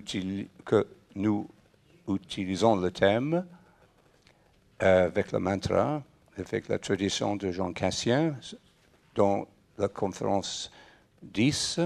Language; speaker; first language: French; non-native, fluent; English